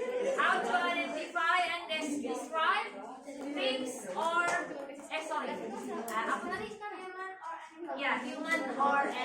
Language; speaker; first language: English; non-native, learner; Indonesian